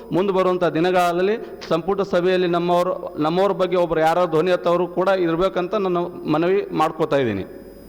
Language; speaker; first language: Kannada; non-native, local second language; Lambadi